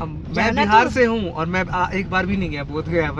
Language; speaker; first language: Hindi; native; Hindi